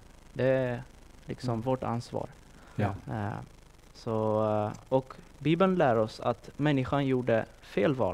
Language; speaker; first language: Swedish; non-native, fluent; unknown